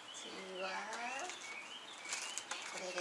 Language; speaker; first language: Japanese; non-native, learner; Vietnamese